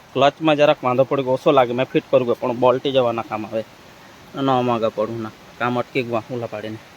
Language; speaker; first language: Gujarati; native; Gujarati